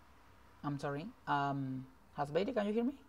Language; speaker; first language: English; non-native, fluent; Spanish